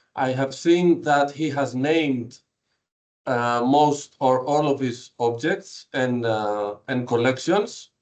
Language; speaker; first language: English; non-native, fluent; Greek